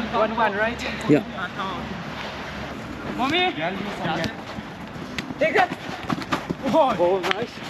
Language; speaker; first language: English; non-native, learner; Thai